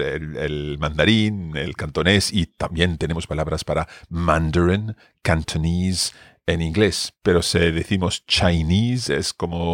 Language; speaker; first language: Spanish; non-native, fluent; English